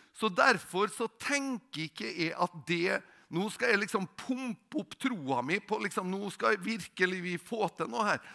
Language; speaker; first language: Norwegian; native; Norwegian